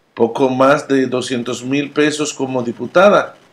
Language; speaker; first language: Spanish; native; Spanish